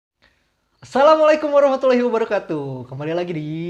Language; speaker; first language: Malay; non-native, local second language; Sundanese